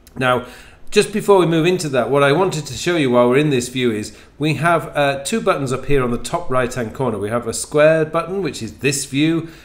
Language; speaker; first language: English; native; English